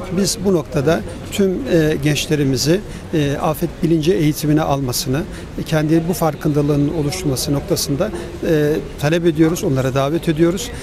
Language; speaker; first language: Turkish; native; Turkish